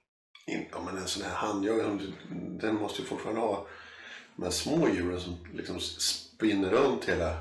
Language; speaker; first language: Swedish; native; Swedish